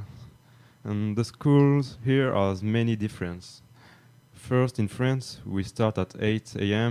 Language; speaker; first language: English; non-native, fluent; French